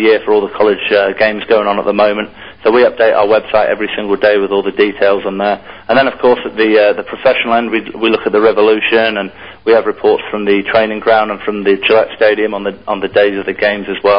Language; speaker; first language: English; native; English